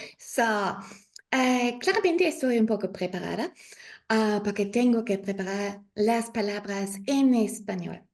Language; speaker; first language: Spanish; non-native, learner; German